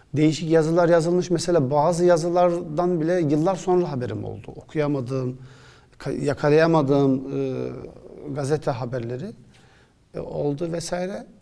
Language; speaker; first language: Turkish; early bilingual, other home language; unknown